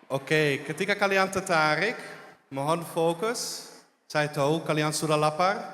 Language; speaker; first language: Indonesian; non-native, fluent; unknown